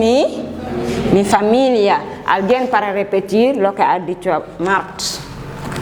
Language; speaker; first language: Spanish; non-native, fluent; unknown